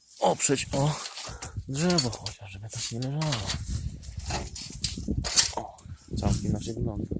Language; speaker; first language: Polish; native; Polish